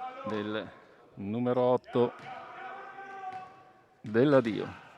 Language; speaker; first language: Italian; native; Italian